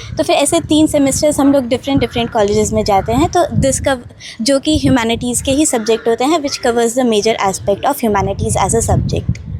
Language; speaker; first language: Hindi; native; Hindi